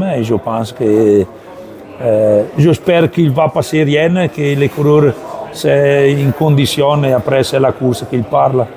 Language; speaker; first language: French; non-native, learner; Italian